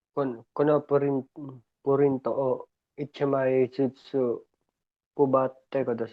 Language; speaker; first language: Japanese; non-native, learner; Filipino